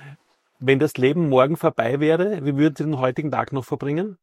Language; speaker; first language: German; native; German